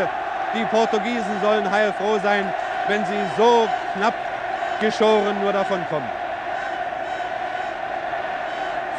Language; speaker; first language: German; native; German